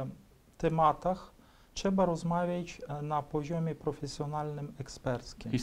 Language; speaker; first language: Polish; non-native, fluent; Ukrainian